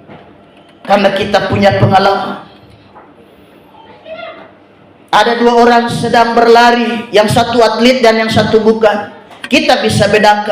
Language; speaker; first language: Indonesian; native; Indonesian